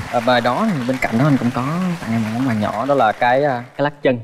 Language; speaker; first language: Vietnamese; native; Vietnamese